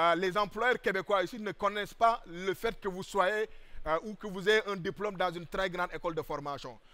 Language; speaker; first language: French; non-native, local second language; Wolof